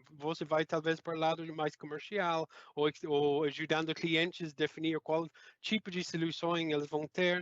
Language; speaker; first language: Portuguese; non-native, fluent; English